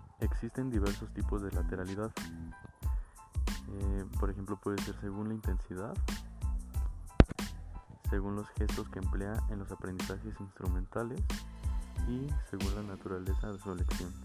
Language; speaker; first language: Spanish; native; Spanish